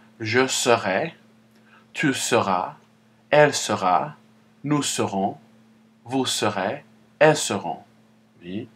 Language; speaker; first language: French; non-native, fluent; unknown